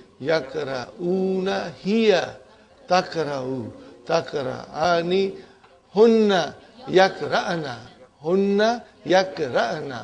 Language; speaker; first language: Arabic; non-native, fluent; English